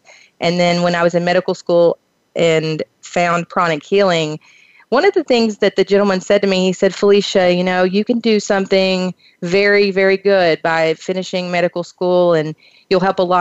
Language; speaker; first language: English; native; English